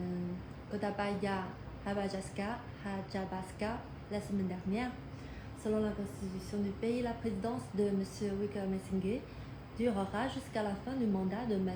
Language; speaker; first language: French; non-native, fluent; Chinese